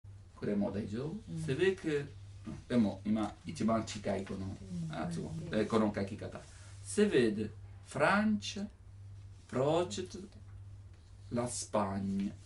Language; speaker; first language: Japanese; non-native, learner; Italian